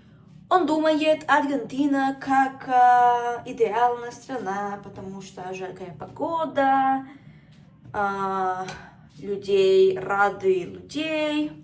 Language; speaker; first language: Russian; non-native, learner; Spanish